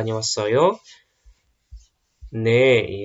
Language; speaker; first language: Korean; non-native, fluent; Indonesian